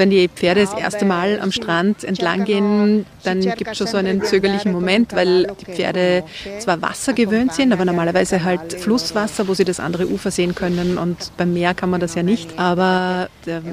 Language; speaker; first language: German; non-native, local second language; Italian